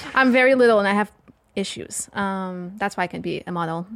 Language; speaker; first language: English; non-native, fluent; Portuguese